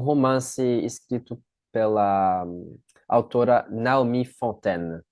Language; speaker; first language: Portuguese; non-native, fluent; French